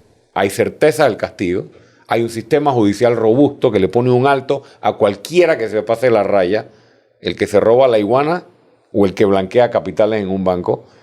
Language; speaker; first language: Spanish; native; Spanish